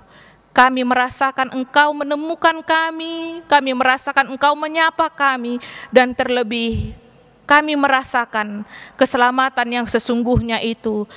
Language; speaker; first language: Indonesian; native; Indonesian